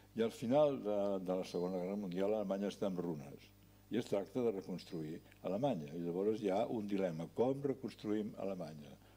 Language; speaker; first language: Catalan; native; Catalan